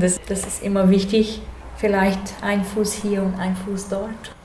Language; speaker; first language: German; early bilingual, heritage; German